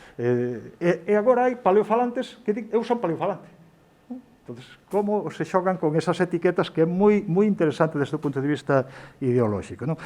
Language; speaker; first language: Galician; native; Galician